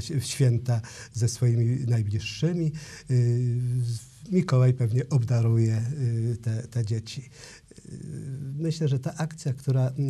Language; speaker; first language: Polish; native; Polish